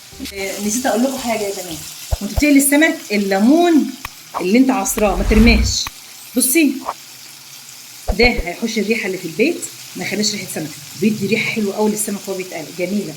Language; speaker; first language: Arabic; native; Arabic